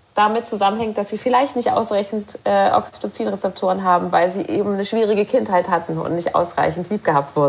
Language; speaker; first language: German; native; German